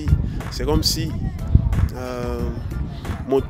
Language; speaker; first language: French; non-native, learner; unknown